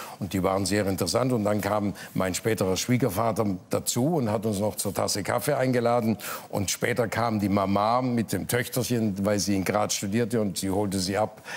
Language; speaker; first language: German; native; German